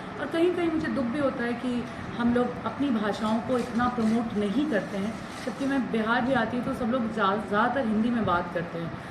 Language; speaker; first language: Hindi; native; Hindi